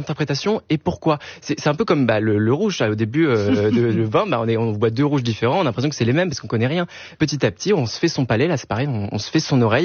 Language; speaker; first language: French; native; French